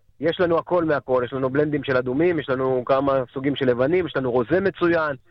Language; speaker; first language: Hebrew; native; Hebrew